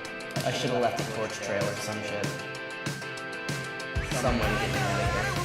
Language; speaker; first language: English; native; English